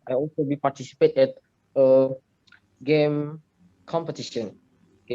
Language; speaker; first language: English; non-native, learner; Indonesian